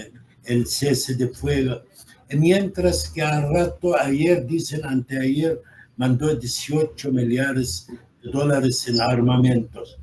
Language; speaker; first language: Spanish; non-native, fluent; Arabic